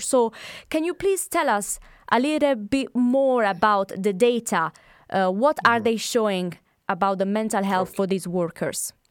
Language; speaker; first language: English; non-native, fluent; Italian